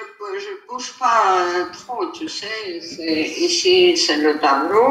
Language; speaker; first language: French; non-native, fluent; Armenian